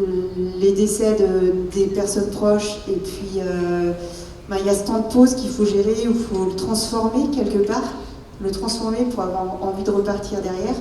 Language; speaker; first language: French; native; French